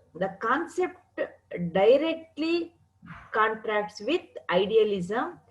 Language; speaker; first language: English; non-native, local second language; Kannada